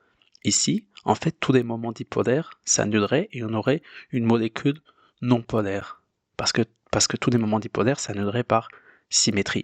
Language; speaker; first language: French; native; French